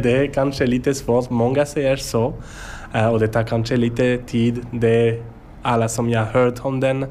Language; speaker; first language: Swedish; non-native, learner; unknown